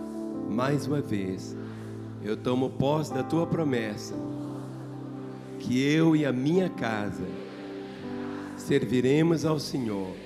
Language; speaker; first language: Portuguese; native; Portuguese